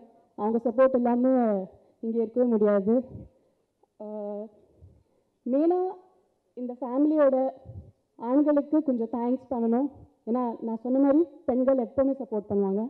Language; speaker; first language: Tamil; non-native, fluent; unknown